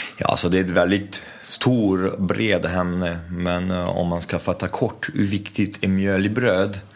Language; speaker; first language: Swedish; non-native, fluent; French